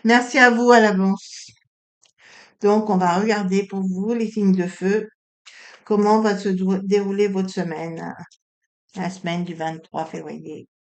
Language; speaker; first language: French; native; French